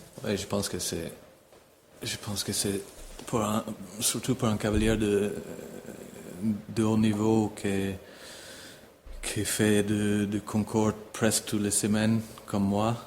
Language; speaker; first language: French; non-native, fluent; English